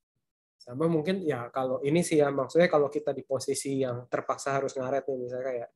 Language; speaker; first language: Indonesian; native; Indonesian